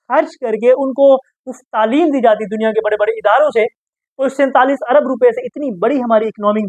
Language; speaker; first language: Urdu; native; Urdu